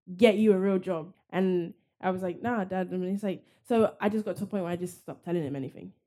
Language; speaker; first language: English; native; English